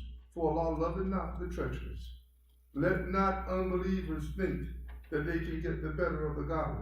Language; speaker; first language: English; native; English